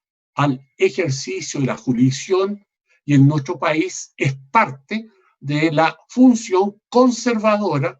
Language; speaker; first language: Spanish; native; Spanish